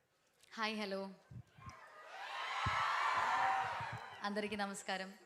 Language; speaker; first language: Telugu; non-native, learner; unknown